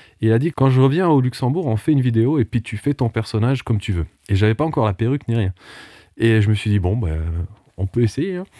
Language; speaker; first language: French; non-native, local second language; Portuguese